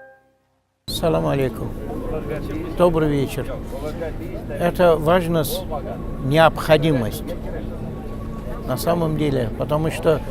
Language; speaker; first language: Russian; non-native, local second language; Tatar